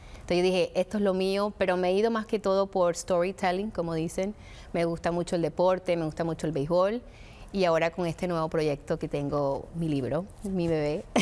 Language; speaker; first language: Spanish; early bilingual, heritage; Spanish